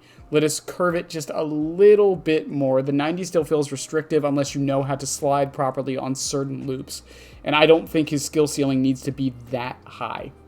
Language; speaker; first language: English; native; English